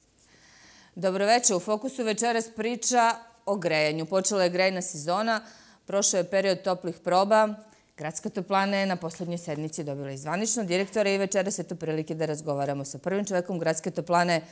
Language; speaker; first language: Serbian; native; Serbian